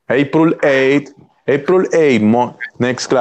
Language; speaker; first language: English; non-native, learner; Spanish